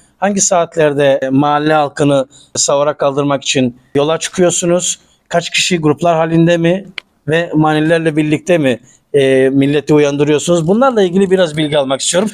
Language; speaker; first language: Turkish; native; Turkish